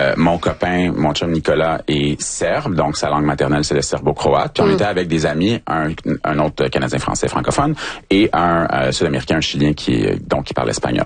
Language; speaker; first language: French; native; French